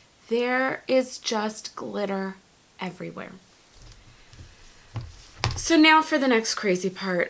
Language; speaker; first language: English; native; English